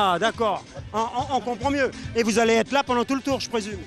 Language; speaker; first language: French; native; French